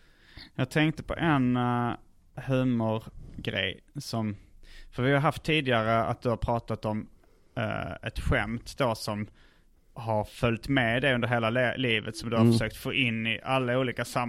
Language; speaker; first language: Swedish; native; Swedish